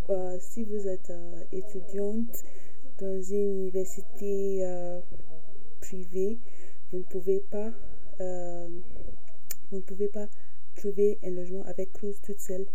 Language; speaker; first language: French; non-native, fluent; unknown